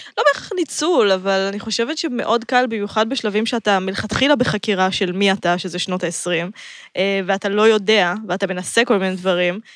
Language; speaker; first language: Hebrew; native; Hebrew